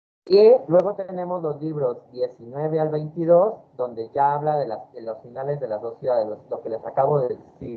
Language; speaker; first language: Spanish; native; Spanish